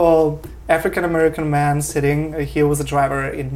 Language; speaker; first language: English; non-native, fluent; Russian